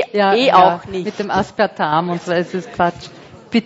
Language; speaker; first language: German; native; German